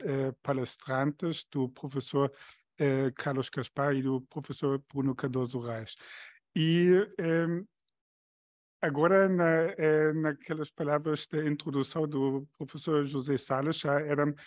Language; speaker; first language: Portuguese; non-native, fluent; German